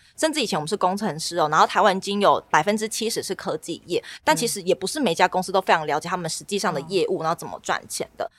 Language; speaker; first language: Chinese; native; Chinese